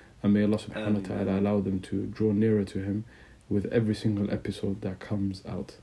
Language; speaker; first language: English; native; English